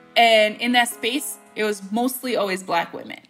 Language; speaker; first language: English; early bilingual, other home language; Bosnian